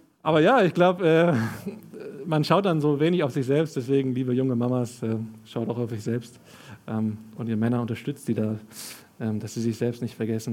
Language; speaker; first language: German; native; German